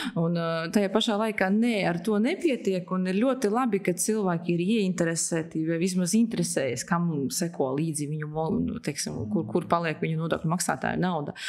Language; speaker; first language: Latvian; native; Latvian